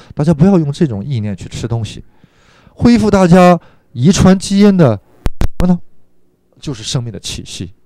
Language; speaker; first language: Chinese; non-native, fluent; Korean